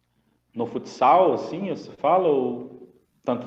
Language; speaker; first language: Portuguese; native; Portuguese